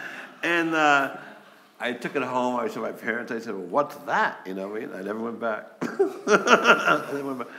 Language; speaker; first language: English; native; English